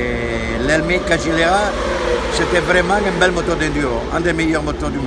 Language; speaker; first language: French; non-native, fluent; Italian